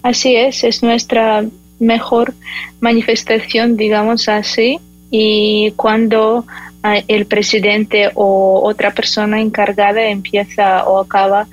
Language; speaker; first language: Spanish; non-native, fluent; Ukrainian